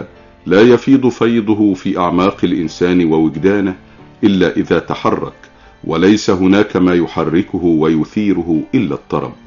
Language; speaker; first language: Arabic; native; Arabic